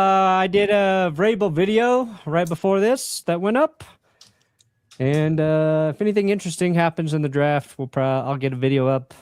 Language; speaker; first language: English; native; English